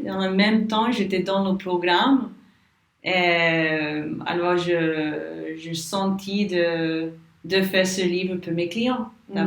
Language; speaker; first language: French; non-native, learner; English